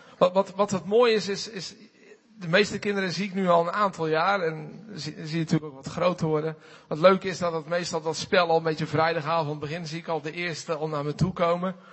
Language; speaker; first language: Dutch; native; Dutch